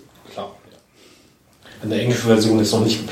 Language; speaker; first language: German; native; German